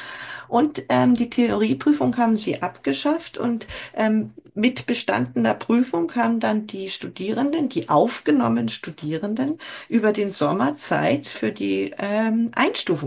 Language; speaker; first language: German; native; German